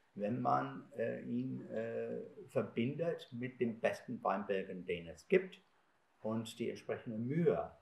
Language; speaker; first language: German; non-native, fluent; English